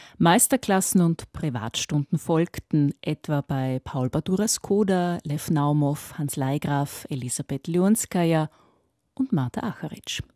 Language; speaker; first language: German; native; German